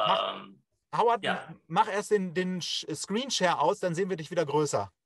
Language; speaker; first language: German; native; German